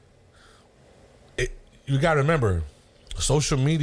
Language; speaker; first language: English; native; English